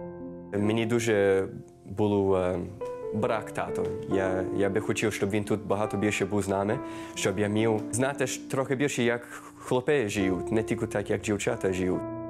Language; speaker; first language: Ukrainian; early bilingual, heritage; Ukrainian